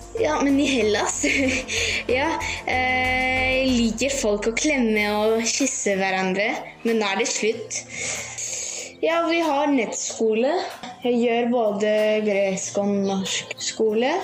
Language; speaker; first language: Norwegian; early bilingual, heritage; Greek